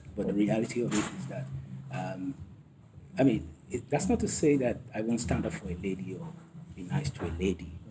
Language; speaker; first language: English; non-native, local second language; Yoruba